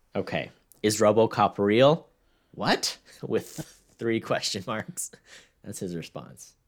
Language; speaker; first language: English; native; English